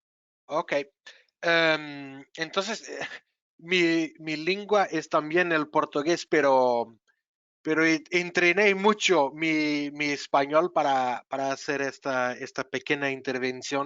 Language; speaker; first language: Spanish; non-native, fluent; Portuguese